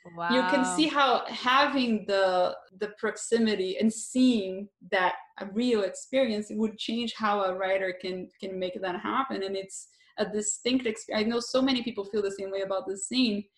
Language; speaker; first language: English; non-native, fluent; Portuguese